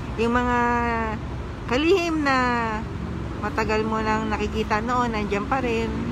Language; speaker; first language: Filipino; native; Filipino